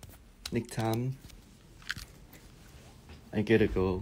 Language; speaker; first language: English; non-native, learner; Thai